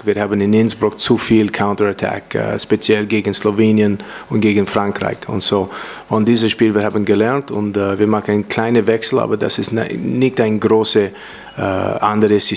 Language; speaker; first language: German; non-native, learner; English